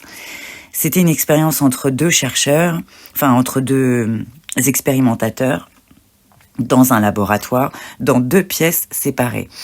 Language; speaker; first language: French; native; French